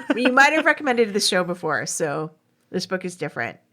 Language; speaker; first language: English; native; English